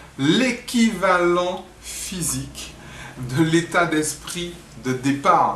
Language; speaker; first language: French; native; French